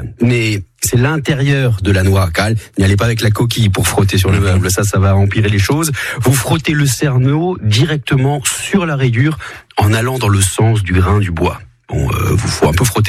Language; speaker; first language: French; native; French